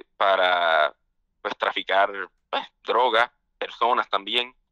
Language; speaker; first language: Spanish; native; Spanish